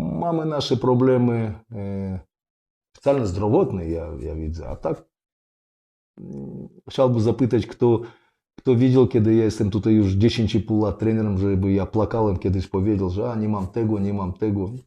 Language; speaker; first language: Polish; non-native, fluent; Russian